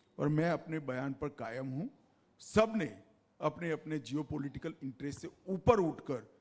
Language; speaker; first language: Hindi; non-native, local second language; Gujarati